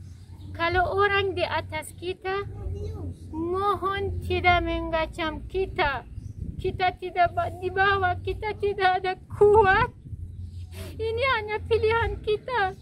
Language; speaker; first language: Indonesian; non-native, learner; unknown